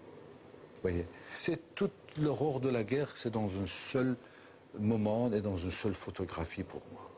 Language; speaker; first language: French; non-native, fluent; Persian